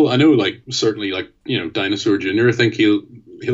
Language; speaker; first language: English; native; English